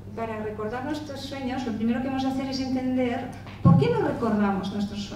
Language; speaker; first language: Spanish; native; Spanish